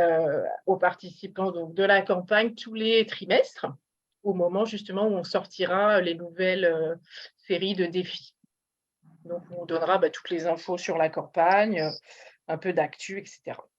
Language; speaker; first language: French; native; French